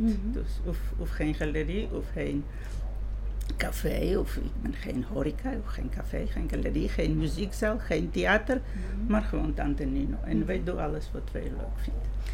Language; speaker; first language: Dutch; non-native, fluent; Georgian